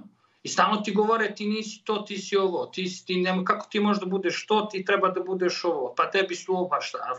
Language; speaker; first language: Serbian; native; Serbian